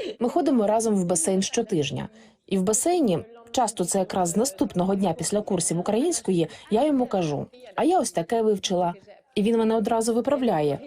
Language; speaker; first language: Ukrainian; non-native, learner; French